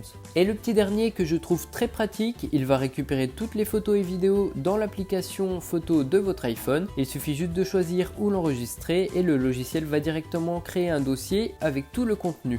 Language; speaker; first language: French; native; French